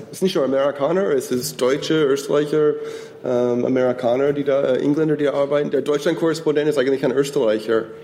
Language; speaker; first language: German; non-native, fluent; English